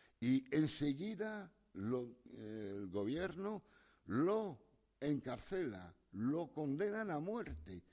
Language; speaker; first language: Spanish; non-native, fluent; French